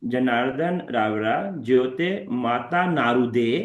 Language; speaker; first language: Kannada; non-native, learner; Hindi